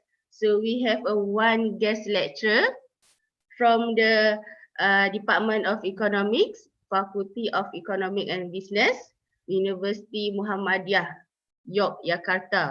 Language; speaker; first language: English; non-native, local second language; Malay